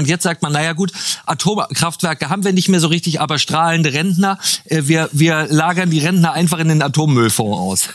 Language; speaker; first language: German; native; German